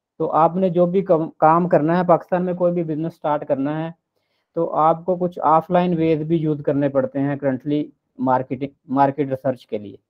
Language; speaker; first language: Urdu; non-native, local second language; Punjabi